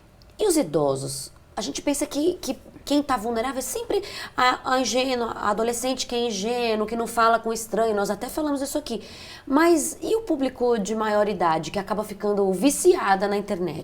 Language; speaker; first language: Portuguese; native; Portuguese